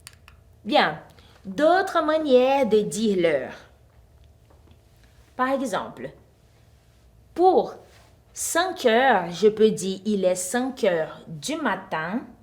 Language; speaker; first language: French; non-native, fluent; Portuguese